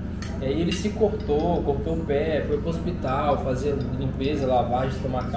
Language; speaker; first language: Portuguese; native; Portuguese